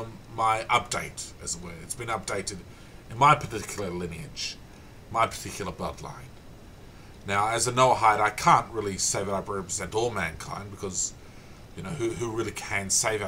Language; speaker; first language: English; native; English